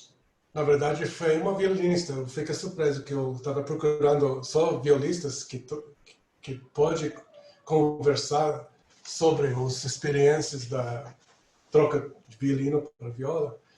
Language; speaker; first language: Portuguese; non-native, fluent; English